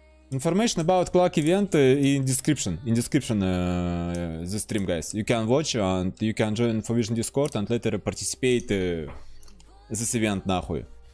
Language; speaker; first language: English; non-native, learner; Russian